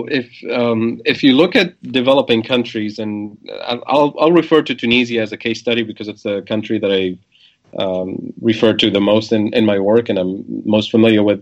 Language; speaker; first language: English; non-native, fluent; Arabic